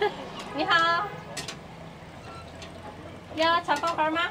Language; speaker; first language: Chinese; non-native, fluent; Indonesian